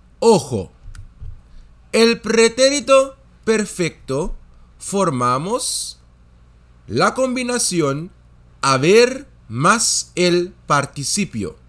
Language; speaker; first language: Spanish; non-native, fluent; Dutch